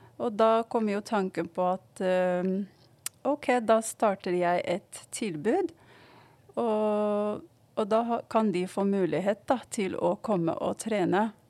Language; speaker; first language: Norwegian; non-native, fluent; Arabic